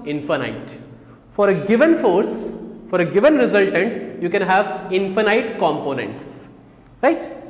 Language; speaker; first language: Hindi; native; Hindi